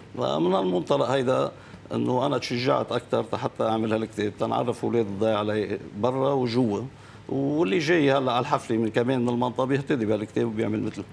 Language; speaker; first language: Arabic; native; Arabic